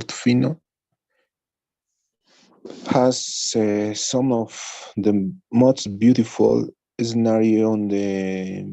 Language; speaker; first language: English; non-native, learner; Spanish